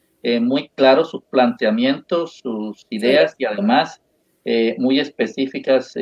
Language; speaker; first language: Spanish; native; Spanish